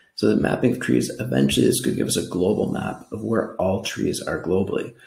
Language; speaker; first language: English; native; English